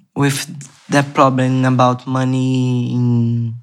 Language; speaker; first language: English; non-native, learner; Portuguese